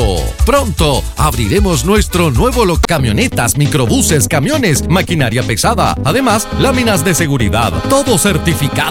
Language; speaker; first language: Spanish; native; Spanish